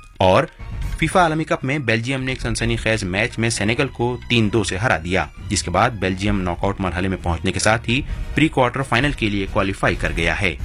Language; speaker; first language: Urdu; native; Urdu